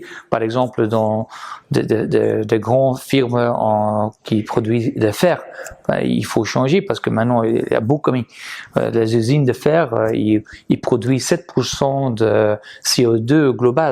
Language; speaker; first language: French; non-native, local second language; Dutch